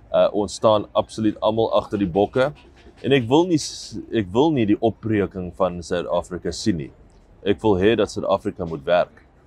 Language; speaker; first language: Afrikaans; non-native, local second language; English